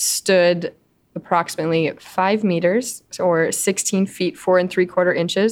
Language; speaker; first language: English; native; English